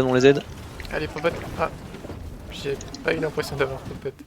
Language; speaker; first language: French; native; French